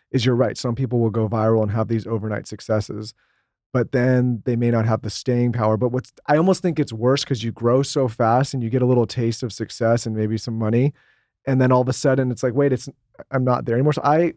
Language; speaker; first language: English; native; English